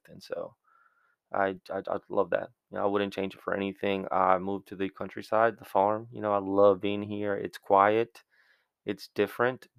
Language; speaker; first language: English; early bilingual, other home language; Spanish